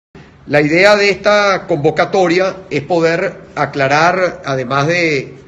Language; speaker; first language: Spanish; native; Spanish